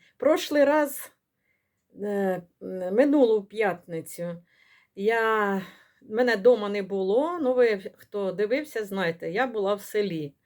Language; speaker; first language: Ukrainian; non-native, local second language; Russian